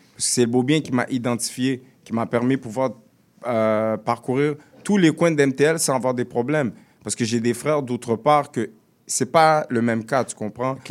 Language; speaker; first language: French; early bilingual, other home language; Haitian Creole